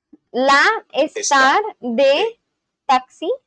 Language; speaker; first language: Spanish; non-native, learner; English